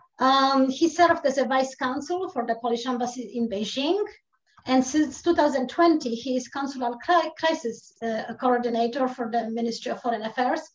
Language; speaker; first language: English; non-native, fluent; Polish